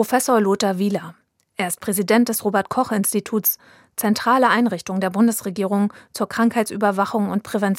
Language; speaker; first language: German; native; German